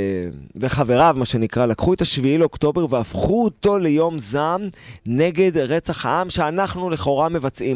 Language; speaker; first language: Hebrew; native; Hebrew